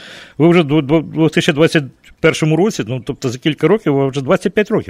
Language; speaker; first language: Ukrainian; native; Ukrainian